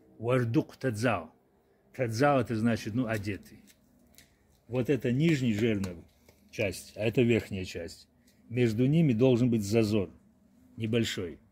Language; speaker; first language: Russian; non-native, local second language; Adyghe